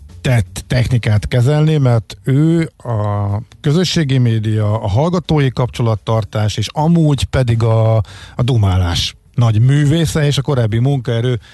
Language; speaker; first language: Hungarian; native; Hungarian